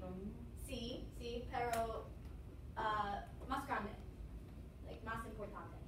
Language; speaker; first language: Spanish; non-native, learner; English